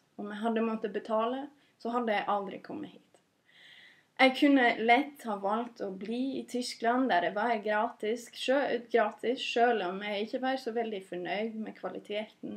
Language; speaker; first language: Norwegian; non-native, fluent; English